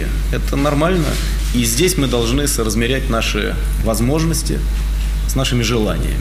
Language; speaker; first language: Russian; native; Russian